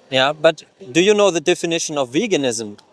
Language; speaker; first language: English; non-native, fluent; German